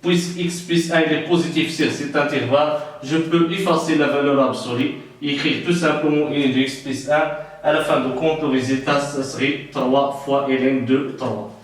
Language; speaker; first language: French; non-native, local second language; Arabic